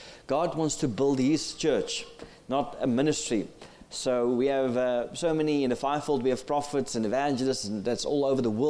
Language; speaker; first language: English; non-native, local second language; Afrikaans